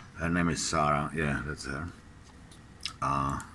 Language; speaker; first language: English; non-native, fluent; Czech